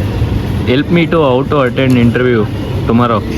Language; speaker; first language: English; non-native, local second language; Kannada